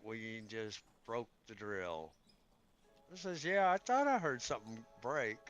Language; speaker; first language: English; native; English